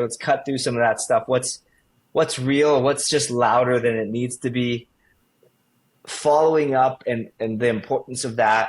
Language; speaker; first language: English; native; English